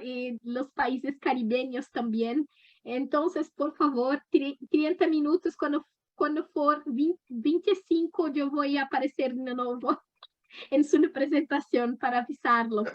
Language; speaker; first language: Spanish; non-native, learner; Portuguese